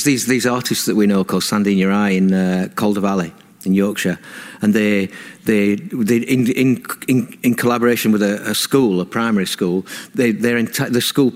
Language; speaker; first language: English; native; English